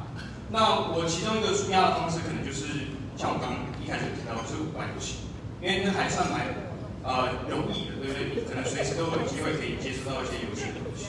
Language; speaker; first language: Chinese; native; Chinese